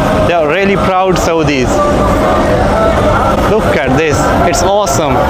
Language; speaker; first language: English; non-native, local second language; Urdu